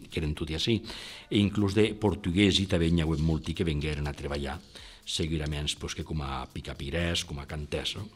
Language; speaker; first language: Catalan; non-native, local second language; Occitan